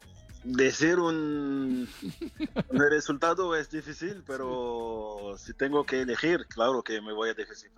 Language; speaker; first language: Spanish; non-native, fluent; French